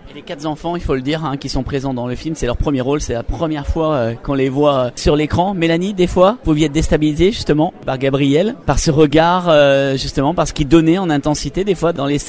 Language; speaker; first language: French; native; French